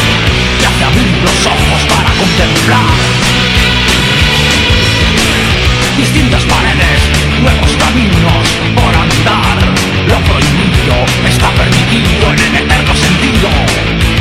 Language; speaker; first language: Spanish; native; Spanish